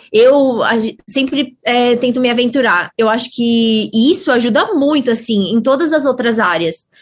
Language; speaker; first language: Portuguese; native; Portuguese